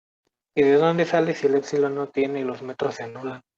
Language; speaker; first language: Spanish; native; Spanish